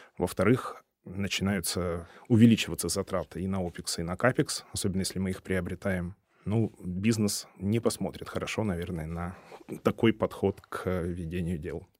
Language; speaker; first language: Russian; native; Russian